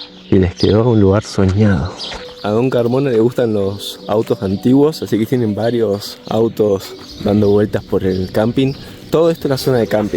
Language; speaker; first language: Spanish; native; Spanish